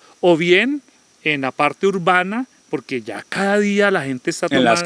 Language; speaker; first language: Spanish; native; Spanish